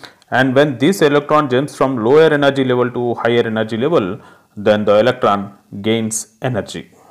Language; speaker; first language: English; non-native, local second language; Telugu